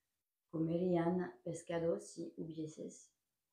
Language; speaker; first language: Spanish; non-native, learner; French